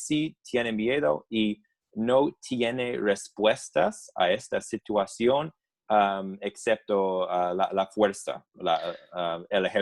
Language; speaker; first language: Spanish; non-native, fluent; English